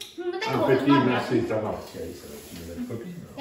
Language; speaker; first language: French; non-native, learner; Vietnamese